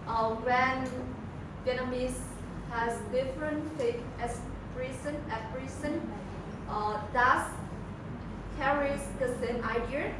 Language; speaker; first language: English; non-native, learner; Vietnamese